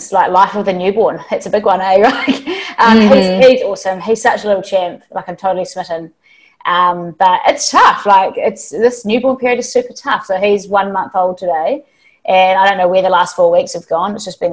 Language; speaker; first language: English; native; English